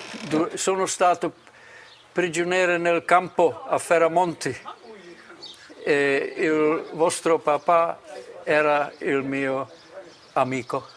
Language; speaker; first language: Italian; non-native, learner; Czech